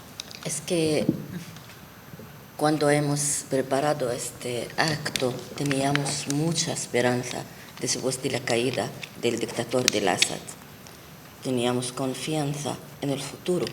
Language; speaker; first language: Spanish; non-native, fluent; Arabic